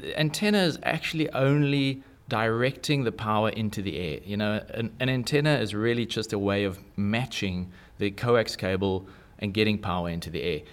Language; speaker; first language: English; native; English